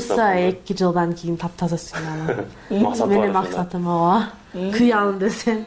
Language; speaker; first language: Kyrgyz; non-native, learner; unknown